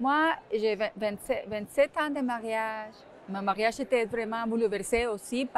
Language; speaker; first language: French; non-native, fluent; Spanish